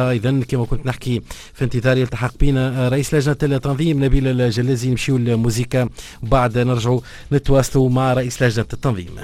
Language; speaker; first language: Arabic; native; Arabic